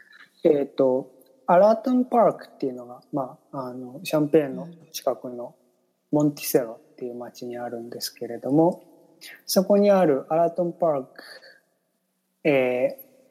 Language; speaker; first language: Japanese; native; Japanese